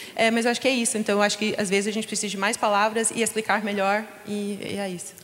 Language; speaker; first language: Portuguese; non-native, fluent; English